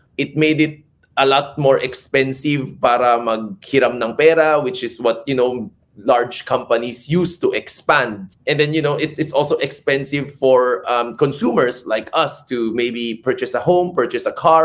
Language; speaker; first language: English; non-native, local second language; Cebuano